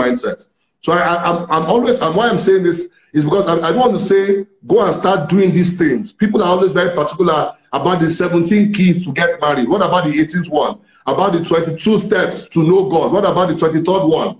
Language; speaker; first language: English; non-native, local second language; Yoruba